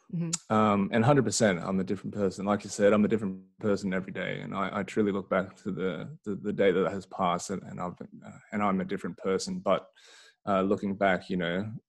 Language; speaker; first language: English; native; English